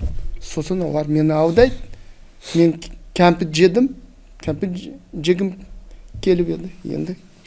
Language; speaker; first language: Kazakh; non-native, local second language; Russian